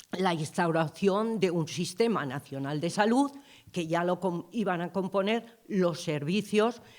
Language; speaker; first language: Spanish; native; Spanish